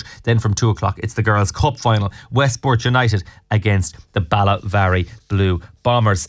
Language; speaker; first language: English; native; English